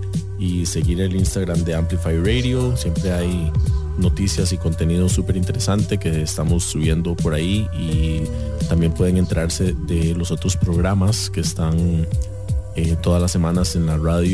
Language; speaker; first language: Spanish; native; Spanish